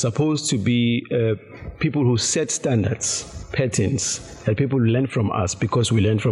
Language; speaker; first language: English; non-native, local second language; Zulu